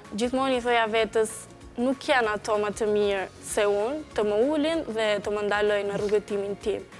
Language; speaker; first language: Albanian; early bilingual, heritage; Albanian